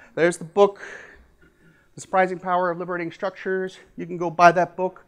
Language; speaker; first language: English; native; English